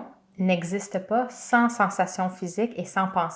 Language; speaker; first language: French; native; French